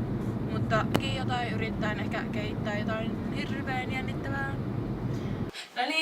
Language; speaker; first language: Finnish; native; Finnish